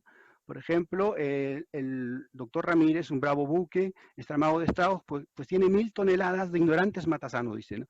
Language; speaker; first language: Spanish; native; Spanish